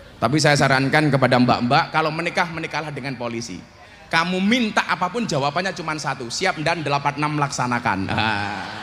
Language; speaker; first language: Indonesian; non-native, local second language; Javanese